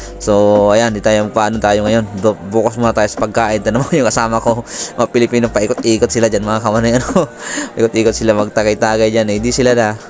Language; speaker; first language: Filipino; non-native, local second language; Bikol